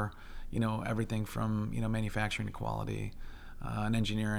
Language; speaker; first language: English; native; English